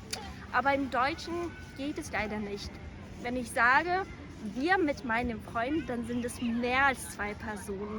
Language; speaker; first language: German; non-native, fluent; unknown